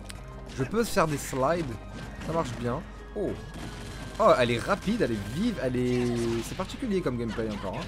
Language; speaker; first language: French; native; French